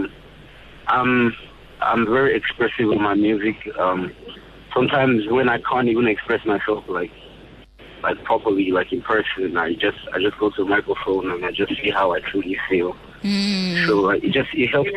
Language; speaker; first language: English; non-native, local second language; Yoruba